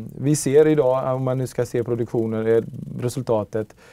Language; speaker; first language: Swedish; early bilingual, other home language; Tigrinya